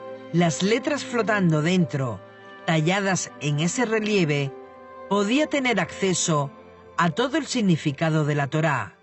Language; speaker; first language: Spanish; native; Spanish